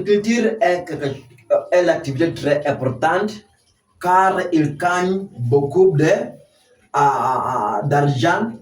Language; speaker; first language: French; non-native, fluent; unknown